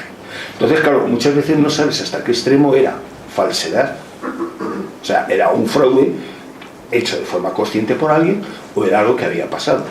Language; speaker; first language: Spanish; native; Spanish